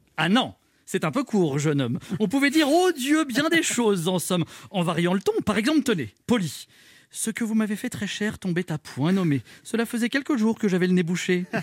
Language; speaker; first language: French; native; French